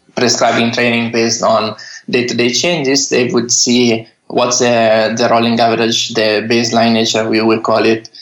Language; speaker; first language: English; non-native, fluent; Italian